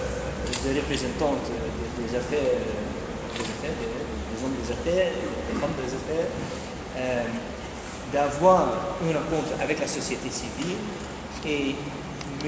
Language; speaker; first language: French; non-native, fluent; Dutch